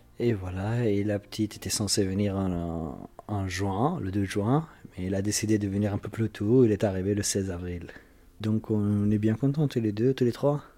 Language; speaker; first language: French; non-native, fluent; Arabic